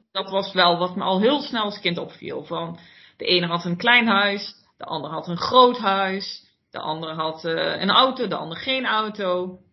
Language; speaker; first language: Dutch; early bilingual, heritage; Dutch